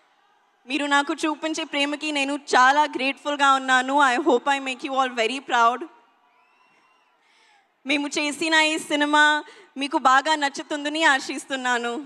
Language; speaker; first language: Telugu; non-native, learner; Hindi